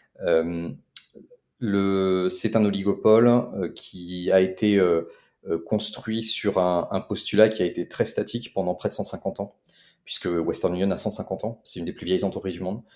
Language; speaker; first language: French; native; French